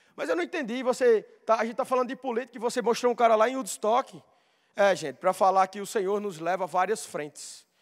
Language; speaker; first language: Portuguese; native; Portuguese